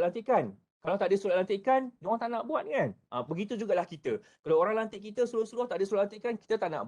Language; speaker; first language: Malay; native; Malay